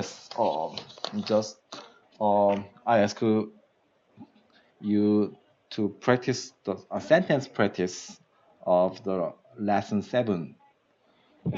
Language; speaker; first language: English; non-native, learner; Korean